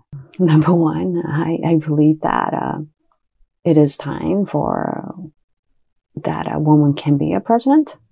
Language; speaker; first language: English; early bilingual, other home language; Japanese